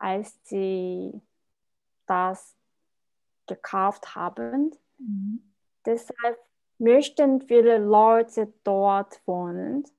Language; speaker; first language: German; non-native, learner; Korean